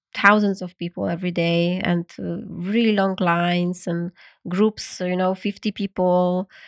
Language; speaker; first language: English; non-native, fluent; Polish